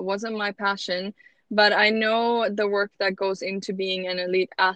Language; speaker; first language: English; non-native, fluent; Swedish